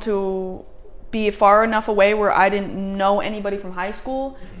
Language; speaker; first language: English; native; English